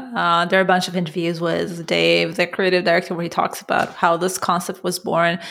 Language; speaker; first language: English; non-native, fluent; Persian